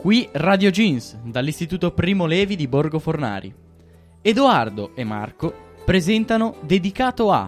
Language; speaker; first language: Italian; native; Italian